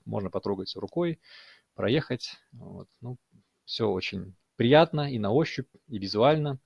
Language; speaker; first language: Russian; native; Russian